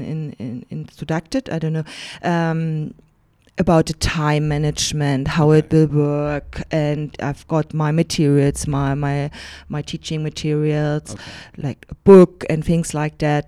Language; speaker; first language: English; non-native, fluent; German